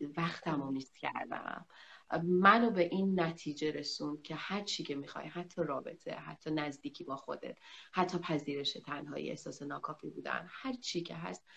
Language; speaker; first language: Persian; native; Persian